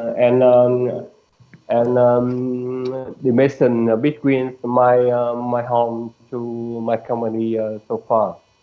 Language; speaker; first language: English; non-native, learner; Vietnamese